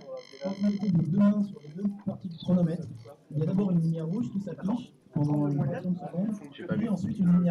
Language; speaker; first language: French; native; French